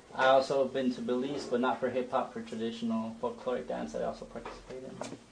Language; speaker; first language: English; non-native, fluent; Spanish